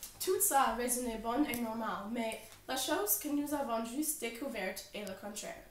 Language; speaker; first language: French; non-native, learner; English